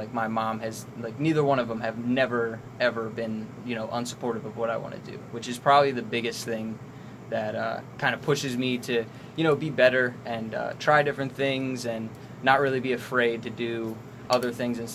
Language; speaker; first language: English; native; English